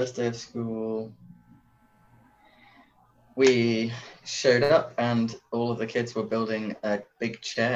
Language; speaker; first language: English; native; English